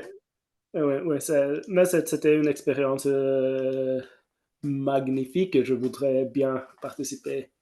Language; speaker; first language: French; non-native, fluent; Norwegian